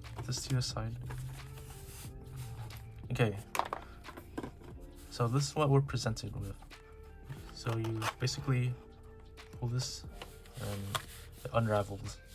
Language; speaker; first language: English; native; English